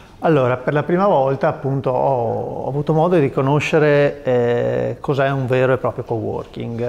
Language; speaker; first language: Italian; native; Italian